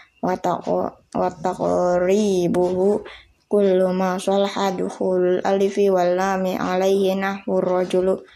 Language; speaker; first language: Arabic; non-native, learner; Indonesian